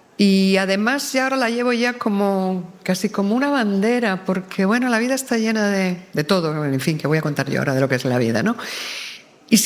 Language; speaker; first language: Spanish; native; Spanish